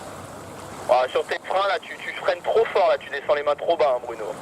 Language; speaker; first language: French; native; French